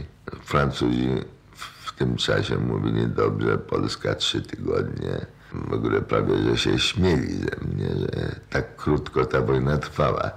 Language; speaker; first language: Polish; native; Polish